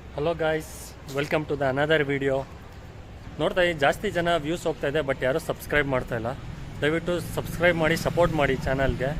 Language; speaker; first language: Kannada; native; Kannada